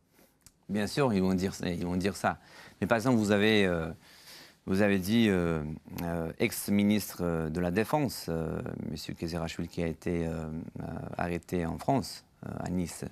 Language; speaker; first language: French; non-native, fluent; Georgian